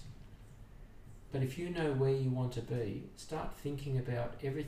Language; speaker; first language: English; native; English